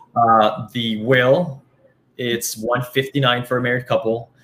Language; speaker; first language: English; early bilingual, other home language; Spanish